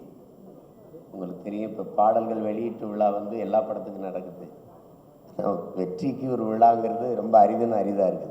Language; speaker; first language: Tamil; native; Tamil